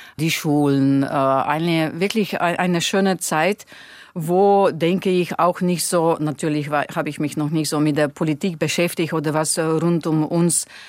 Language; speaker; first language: German; non-native, fluent; Slovenian